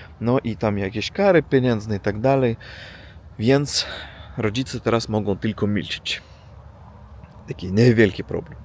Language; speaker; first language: Polish; non-native, learner; Russian